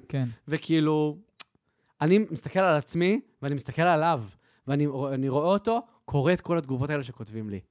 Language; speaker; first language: Hebrew; native; Hebrew